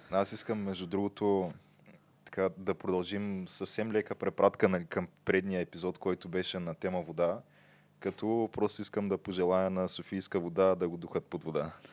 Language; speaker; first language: Bulgarian; native; Bulgarian